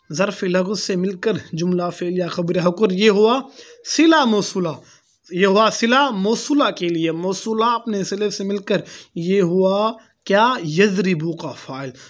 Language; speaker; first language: Urdu; non-native, local second language; Pashto